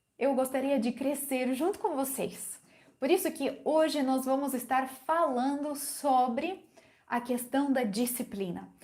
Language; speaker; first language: Portuguese; non-native, fluent; Ukrainian